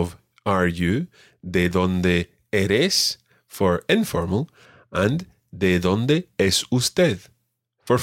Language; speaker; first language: Spanish; non-native, fluent; English